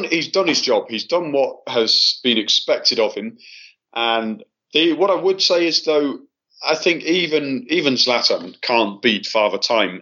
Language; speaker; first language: English; native; English